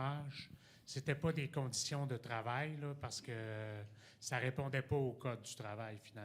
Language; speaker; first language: French; native; French